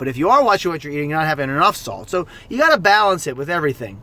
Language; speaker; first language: English; native; English